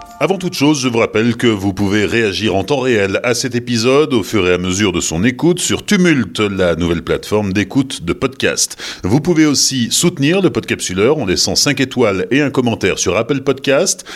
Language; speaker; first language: French; native; French